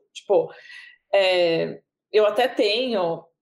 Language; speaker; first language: Portuguese; early bilingual, heritage; English